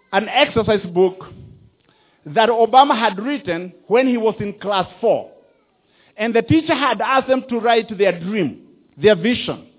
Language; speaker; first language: English; non-native, local second language; Kikuyu